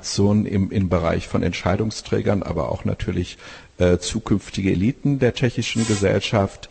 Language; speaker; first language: German; native; German